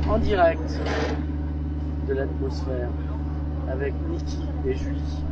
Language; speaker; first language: French; native; French